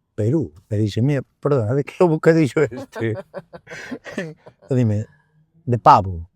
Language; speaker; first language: Galician; non-native, local second language; Spanish